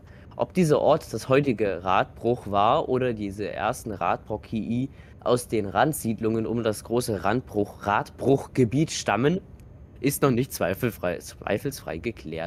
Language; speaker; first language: German; native; German